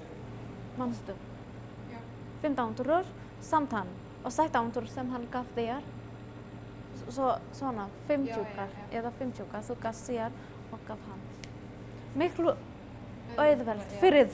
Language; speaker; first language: Icelandic; non-native, learner; Vietnamese